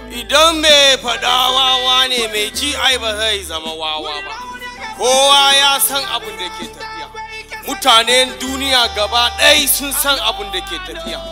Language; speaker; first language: Hausa; non-native, local second language; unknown